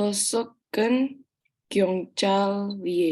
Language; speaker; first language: Korean; non-native, learner; Indonesian